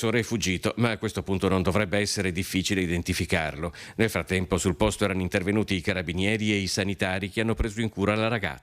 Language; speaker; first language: Italian; native; Italian